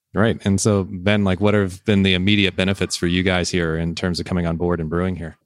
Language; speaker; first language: English; non-native, fluent; French